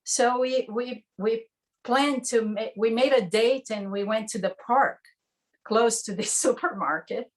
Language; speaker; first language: English; non-native, fluent; Portuguese